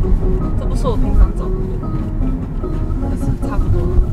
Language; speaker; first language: Chinese; early bilingual, heritage; Chinese